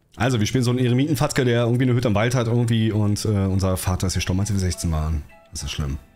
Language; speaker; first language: German; native; German